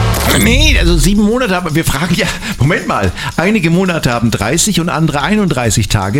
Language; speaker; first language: German; native; German